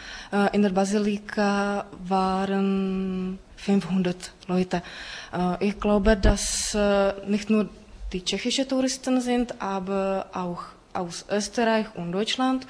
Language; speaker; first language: German; non-native, fluent; Czech